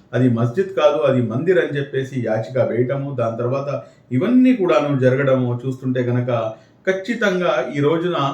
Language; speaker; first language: Telugu; non-native, local second language; Urdu